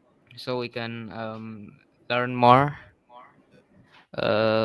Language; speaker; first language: English; non-native, learner; Indonesian